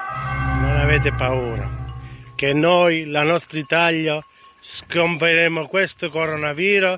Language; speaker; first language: Italian; non-native, learner; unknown